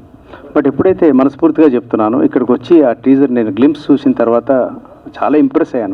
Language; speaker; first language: Telugu; native; Telugu